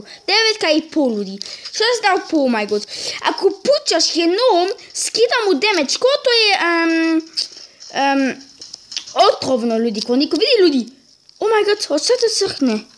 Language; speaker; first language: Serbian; early bilingual, heritage; Serbian